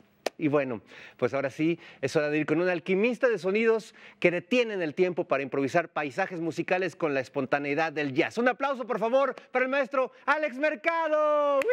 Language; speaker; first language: Spanish; native; Spanish